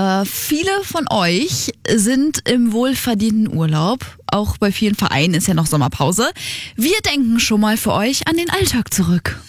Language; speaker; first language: German; native; German